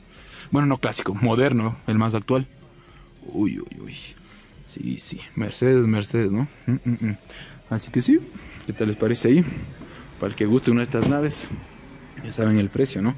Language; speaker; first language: Spanish; native; Spanish